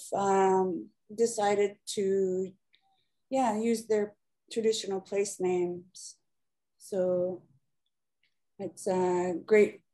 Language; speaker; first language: English; native; English